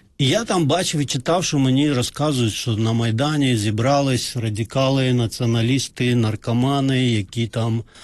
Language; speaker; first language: Ukrainian; non-native, fluent; Azerbaijani